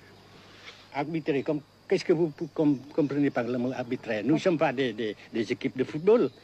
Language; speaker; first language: French; non-native, local second language; Vietnamese